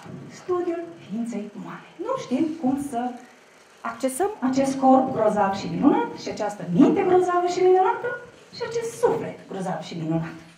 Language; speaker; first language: Romanian; native; Romanian